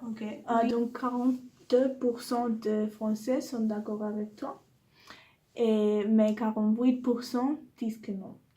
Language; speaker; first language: French; non-native, learner; English